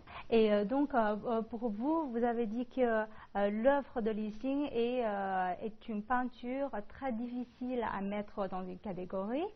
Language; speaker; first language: French; non-native, fluent; Chinese